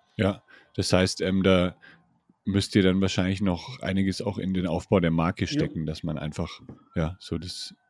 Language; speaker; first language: German; native; German